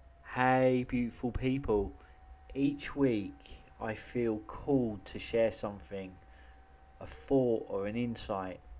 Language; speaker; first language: English; native; English